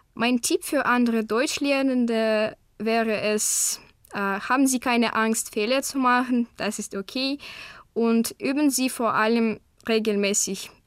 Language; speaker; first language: German; non-native, fluent; Russian